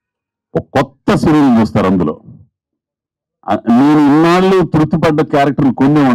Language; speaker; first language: Telugu; native; Telugu